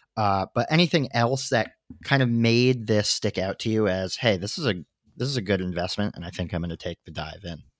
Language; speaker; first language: English; native; English